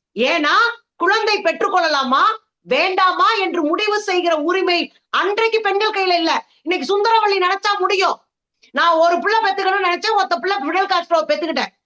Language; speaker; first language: Tamil; native; Tamil